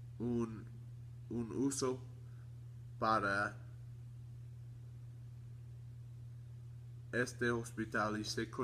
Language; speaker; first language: Spanish; non-native, learner; English